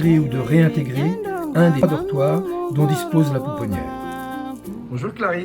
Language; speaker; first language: French; native; French